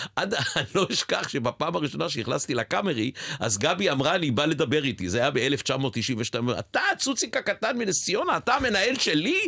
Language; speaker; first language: Hebrew; native; Hebrew